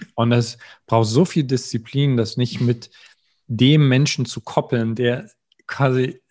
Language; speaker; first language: German; native; German